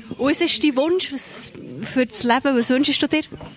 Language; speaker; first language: German; native; German